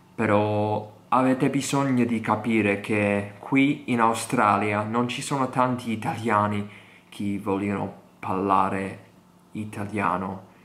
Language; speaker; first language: Italian; non-native, learner; English